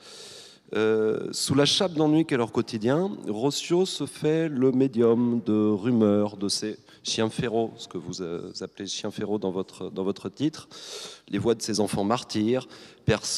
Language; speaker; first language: French; native; French